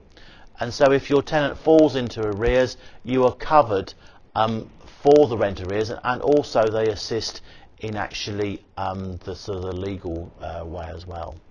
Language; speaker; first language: English; native; English